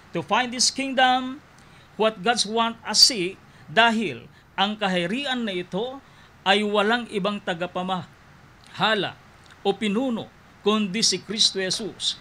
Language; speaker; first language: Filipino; non-native, local second language; Iloko